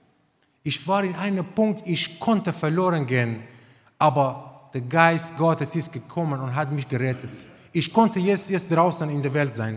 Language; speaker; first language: German; non-native, fluent; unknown